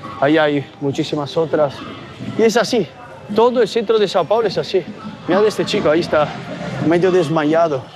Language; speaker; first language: Spanish; non-native, fluent; Italian